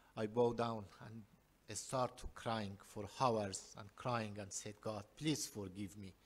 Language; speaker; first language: English; non-native, learner; Persian